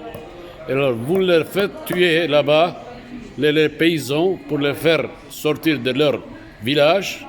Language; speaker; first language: French; non-native, fluent; Turkish